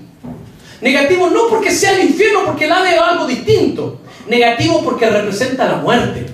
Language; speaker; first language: Spanish; native; Spanish